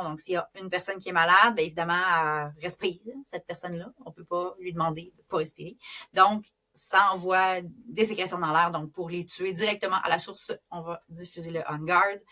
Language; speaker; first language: French; native; French